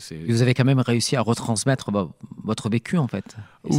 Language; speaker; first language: French; native; French